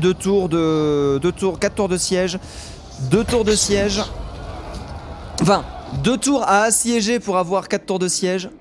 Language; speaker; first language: French; native; French